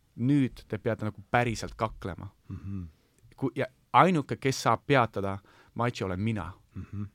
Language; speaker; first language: Estonian; non-native, local second language; Russian